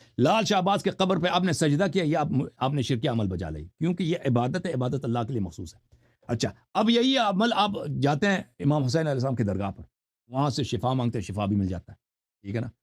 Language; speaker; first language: Urdu; non-native, fluent; Persian